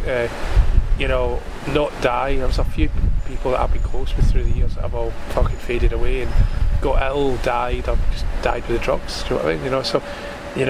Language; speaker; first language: English; native; English